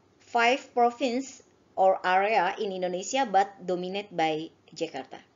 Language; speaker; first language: English; non-native, learner; Indonesian